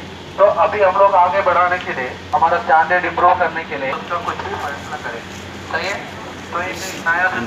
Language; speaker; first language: Hindi; non-native, local second language; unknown